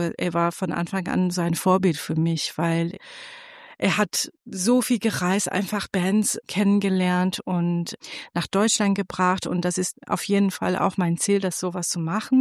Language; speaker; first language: German; non-native, fluent; Persian